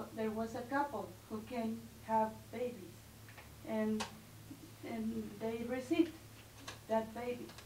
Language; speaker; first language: English; non-native, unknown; Spanish